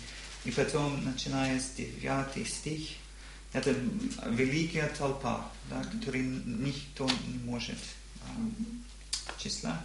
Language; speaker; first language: Russian; non-native, learner; English